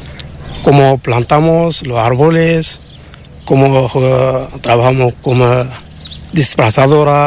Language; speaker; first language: Spanish; non-native, learner; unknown